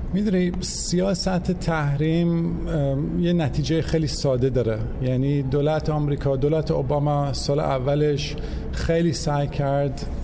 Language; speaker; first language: Persian; early bilingual, heritage; English